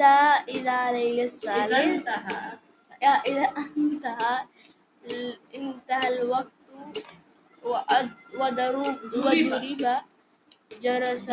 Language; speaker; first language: Arabic; non-native, learner; Urdu